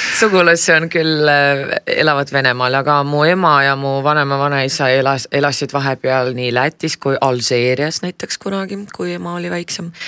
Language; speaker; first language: Estonian; non-native, local second language; Russian